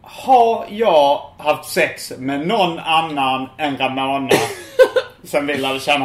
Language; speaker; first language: Swedish; native; Swedish